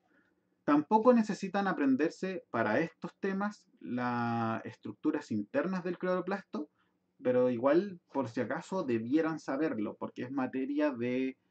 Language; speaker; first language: Spanish; native; Spanish